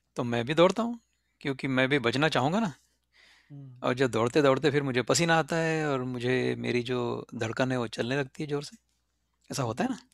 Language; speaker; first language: Hindi; native; Hindi